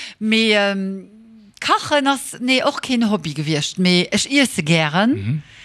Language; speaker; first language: Luxembourgish; early bilingual, heritage; Luxembourgish